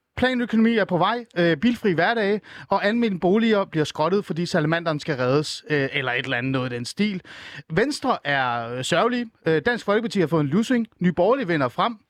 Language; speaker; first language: Danish; early bilingual, other home language; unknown